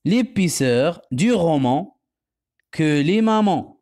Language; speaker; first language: French; non-native, local second language; Arabic